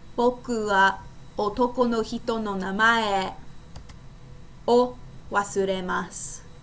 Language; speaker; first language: Japanese; non-native, fluent; English